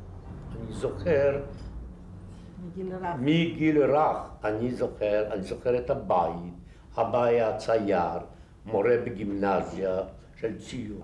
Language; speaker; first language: Hebrew; non-native, fluent; Polish